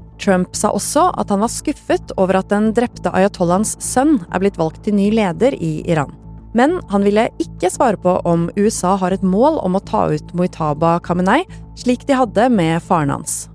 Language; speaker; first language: Norwegian; native; Norwegian